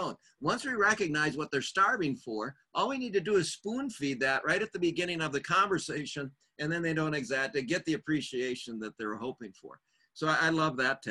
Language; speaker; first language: English; native; English